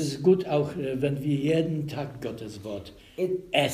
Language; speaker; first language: German; non-native, learner; Polish